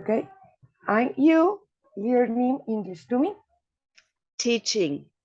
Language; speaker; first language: English; non-native, learner; Spanish